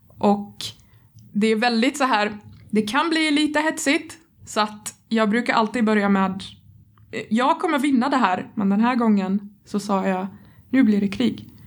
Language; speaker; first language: Swedish; non-native, fluent; Arabic